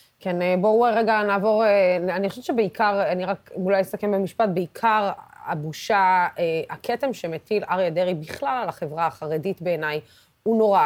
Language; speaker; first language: Hebrew; non-native, local second language; Arabic